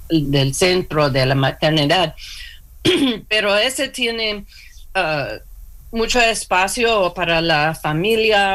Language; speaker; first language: Spanish; non-native, learner; English